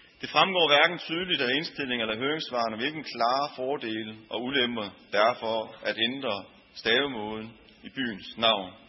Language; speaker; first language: Danish; early bilingual, other home language; Turkish